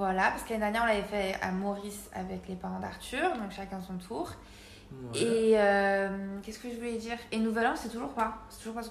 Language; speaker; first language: French; native; French